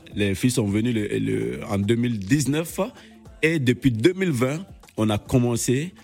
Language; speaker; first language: French; non-native, local second language; Bambara